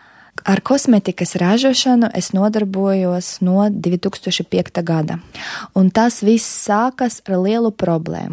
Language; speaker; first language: Latvian; non-native, local second language; Russian